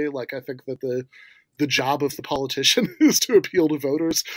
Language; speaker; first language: English; native; English